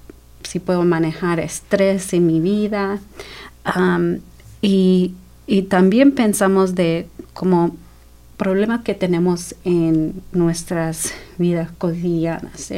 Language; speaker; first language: Spanish; early bilingual, heritage; Spanish